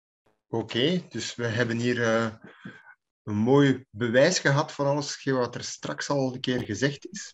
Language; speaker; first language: Dutch; native; Dutch